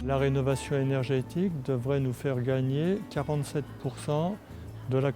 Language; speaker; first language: French; native; French